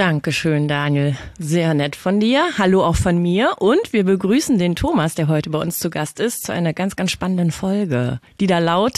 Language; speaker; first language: German; native; German